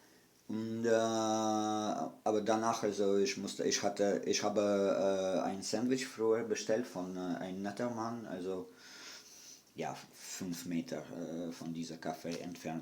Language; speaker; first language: German; non-native, fluent; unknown